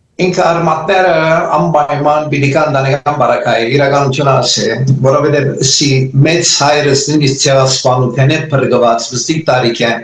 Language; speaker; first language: Armenian; early bilingual, heritage; Armenian